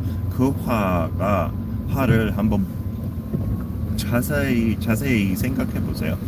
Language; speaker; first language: Korean; non-native, fluent; English